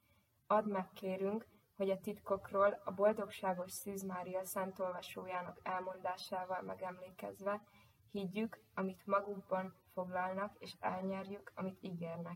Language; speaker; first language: Hungarian; native; Hungarian